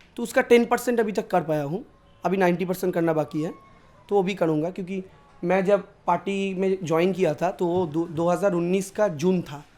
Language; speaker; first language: Hindi; non-native, local second language; Bangla